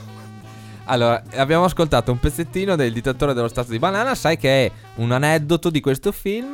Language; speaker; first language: Italian; native; Italian